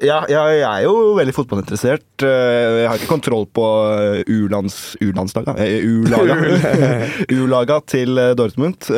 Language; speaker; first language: Norwegian; native; Norwegian